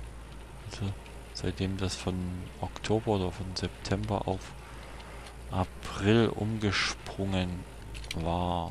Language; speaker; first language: German; native; German